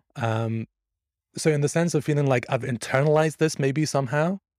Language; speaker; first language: English; early bilingual, other home language; Persian